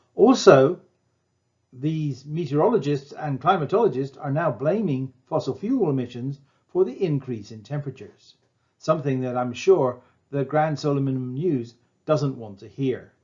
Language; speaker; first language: English; native; English